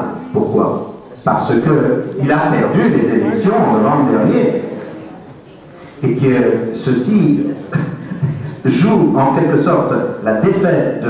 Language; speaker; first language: French; native; French